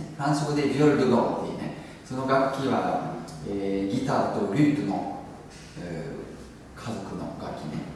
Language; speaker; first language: Japanese; non-native, learner; French